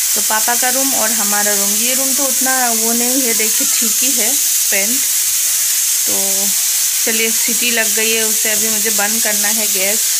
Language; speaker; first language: Hindi; non-native, local second language; Bangla